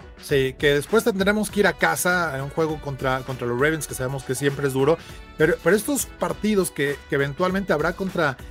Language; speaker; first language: Spanish; native; Spanish